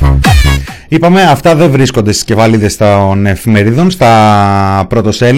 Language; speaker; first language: Greek; native; Greek